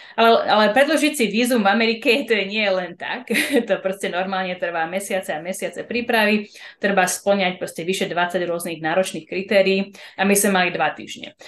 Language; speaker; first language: Slovak; early bilingual, heritage; Slovak